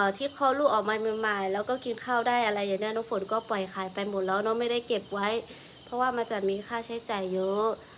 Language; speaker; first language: Thai; non-native, local second language; Lahu